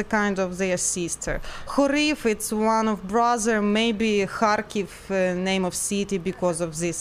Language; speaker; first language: English; non-native, learner; Ukrainian